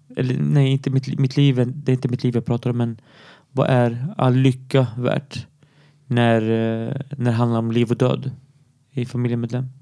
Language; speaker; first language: Swedish; early bilingual, other home language; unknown